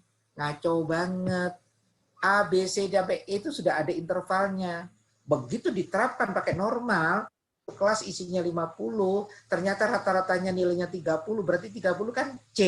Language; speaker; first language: Indonesian; non-native, local second language; Javanese